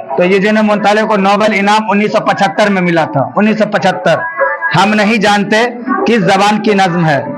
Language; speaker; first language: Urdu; native; Urdu